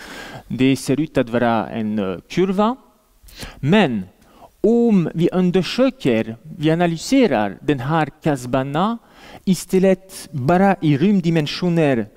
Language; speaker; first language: Swedish; non-native, fluent; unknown